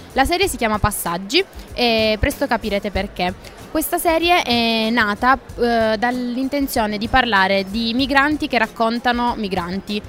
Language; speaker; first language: Italian; native; Italian